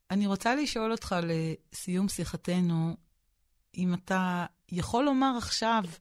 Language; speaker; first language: Hebrew; native; Hebrew